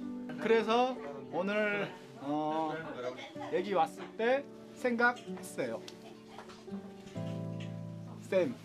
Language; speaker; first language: Korean; non-native, fluent; Nepali